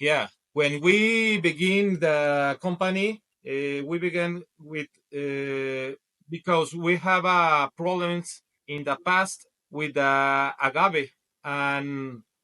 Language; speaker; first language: English; non-native, learner; Spanish